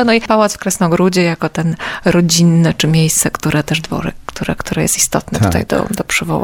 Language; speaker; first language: Polish; native; Polish